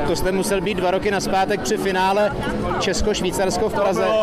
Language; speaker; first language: Czech; native; Czech